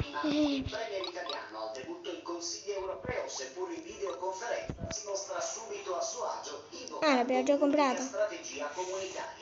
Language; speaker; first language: Italian; native; Italian